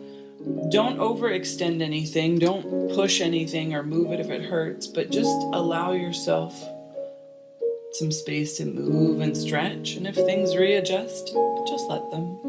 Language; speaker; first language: English; native; English